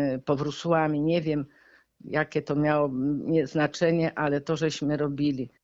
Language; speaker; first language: Polish; native; Polish